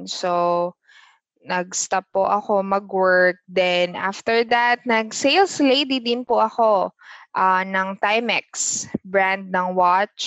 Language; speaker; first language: English; non-native, local second language; Filipino